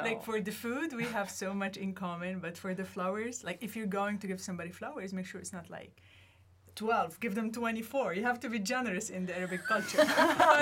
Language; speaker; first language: English; non-native, fluent; Arabic